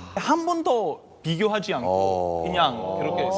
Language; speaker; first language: Korean; non-native, fluent; Italian